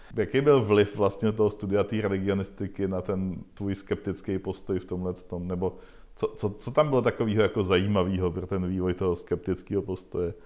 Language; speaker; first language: Czech; native; Czech